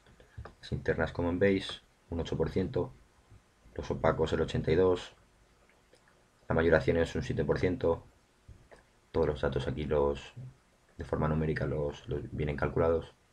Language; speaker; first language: Spanish; native; Spanish